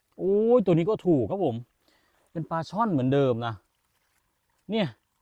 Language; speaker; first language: Thai; non-native, local second language; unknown